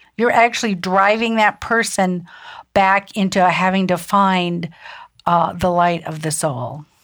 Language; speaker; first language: English; early bilingual, other home language; German